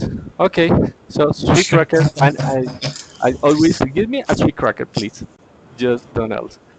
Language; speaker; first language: English; non-native, learner; Spanish